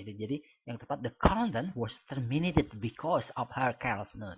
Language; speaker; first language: English; non-native, fluent; Indonesian